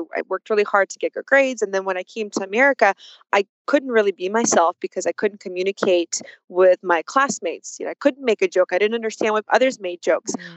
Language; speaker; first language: English; early bilingual, other home language; Russian